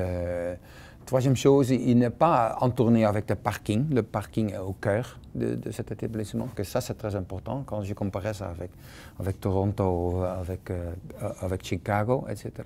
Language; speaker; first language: French; non-native, fluent; Dutch